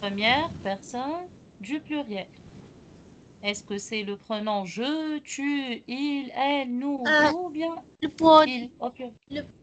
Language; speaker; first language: French; non-native, local second language; Arabic